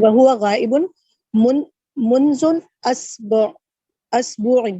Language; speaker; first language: Arabic; non-native, learner; Urdu